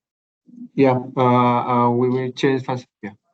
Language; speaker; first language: English; non-native, learner; Vietnamese